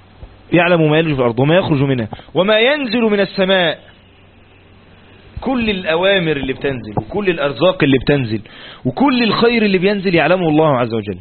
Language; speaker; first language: Arabic; native; Arabic